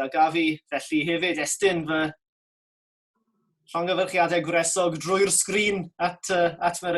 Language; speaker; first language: Welsh; native; Welsh